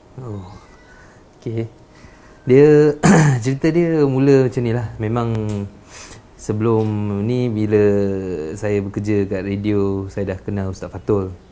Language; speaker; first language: Malay; non-native, local second language; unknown